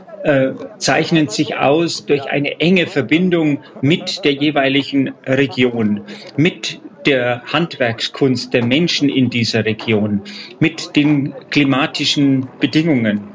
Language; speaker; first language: German; native; German